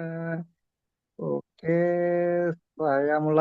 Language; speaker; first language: Indonesian; non-native, learner; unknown